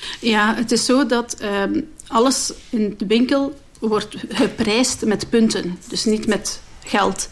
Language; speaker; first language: Dutch; native; Dutch